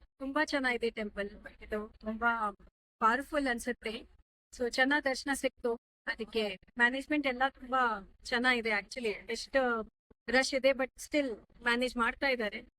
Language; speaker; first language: Kannada; non-native, local second language; Hindi